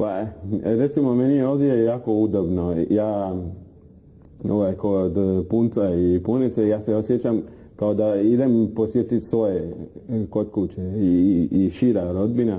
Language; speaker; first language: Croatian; non-native, fluent; Spanish